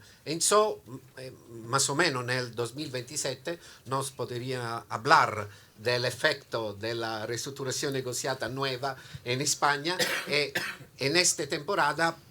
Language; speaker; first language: Spanish; non-native, learner; Italian